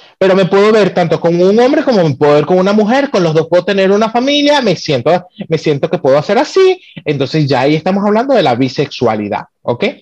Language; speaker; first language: Spanish; native; Spanish